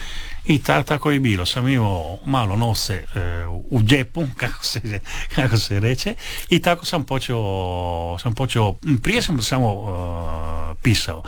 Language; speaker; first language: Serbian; early bilingual, heritage; Italian